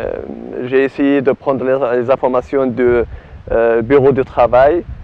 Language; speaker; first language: French; non-native, learner; Arabic